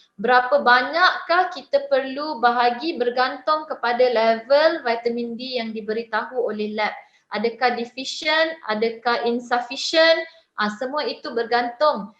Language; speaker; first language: Malay; native; Malay